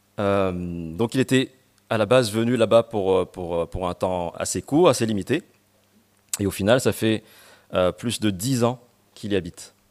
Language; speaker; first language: French; non-native, local second language; Malagasy